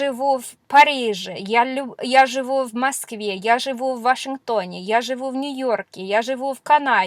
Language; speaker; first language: Russian; non-native, fluent; English